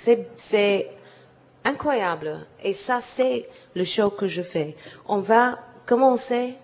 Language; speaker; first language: French; non-native, learner; English